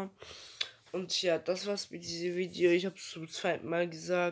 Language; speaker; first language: German; early bilingual, other home language; Turkish